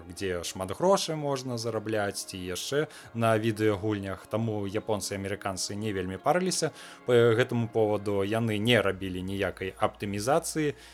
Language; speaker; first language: Belarusian; non-native, local second language; Russian